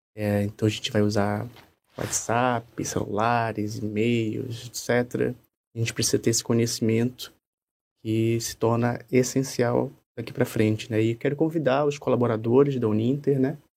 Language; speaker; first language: Portuguese; native; Portuguese